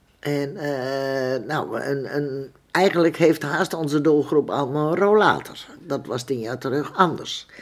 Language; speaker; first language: Dutch; native; Dutch